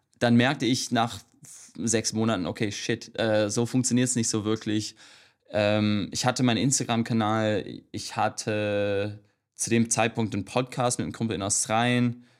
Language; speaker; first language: German; non-native, fluent; English